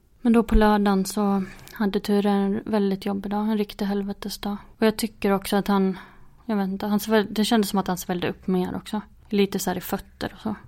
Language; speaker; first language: Swedish; native; Swedish